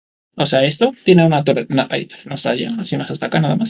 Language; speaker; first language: Spanish; native; Spanish